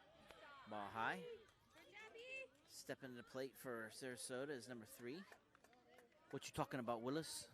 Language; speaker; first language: English; native; English